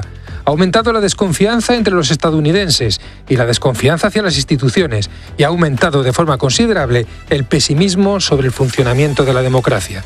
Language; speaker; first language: Spanish; native; Spanish